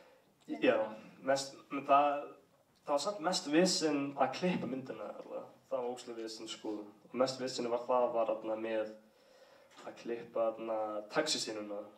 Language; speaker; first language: Icelandic; early bilingual, heritage; English